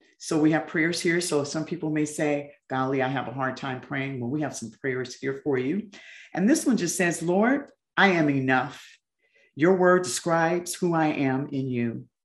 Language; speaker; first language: English; native; English